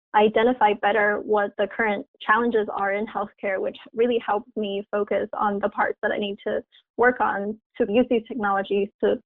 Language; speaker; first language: English; non-native, fluent; Chinese